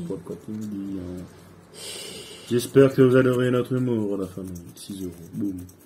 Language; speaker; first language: French; native; French